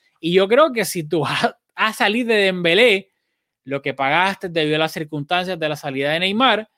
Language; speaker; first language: Spanish; native; Spanish